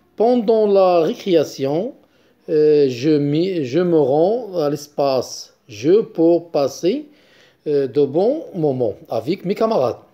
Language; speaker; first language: French; non-native, local second language; Arabic